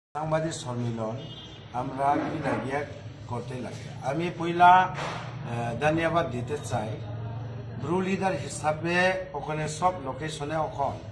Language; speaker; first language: Bangla; non-native, local second language; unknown